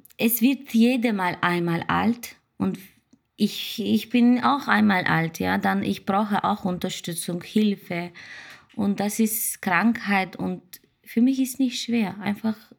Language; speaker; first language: German; non-native, learner; Turkish